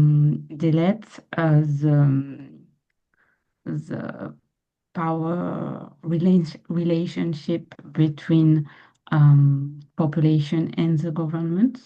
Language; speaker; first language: English; non-native, fluent; French